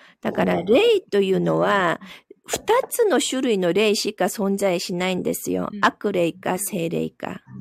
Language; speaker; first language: Japanese; non-native, fluent; Korean